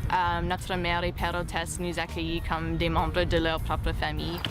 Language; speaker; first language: French; non-native, fluent; English